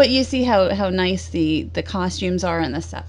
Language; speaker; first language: English; native; English